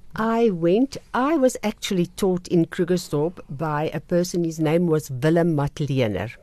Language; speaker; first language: English; non-native, local second language; Afrikaans